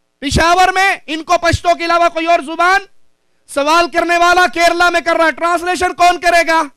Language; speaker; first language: Urdu; non-native, local second language; Punjabi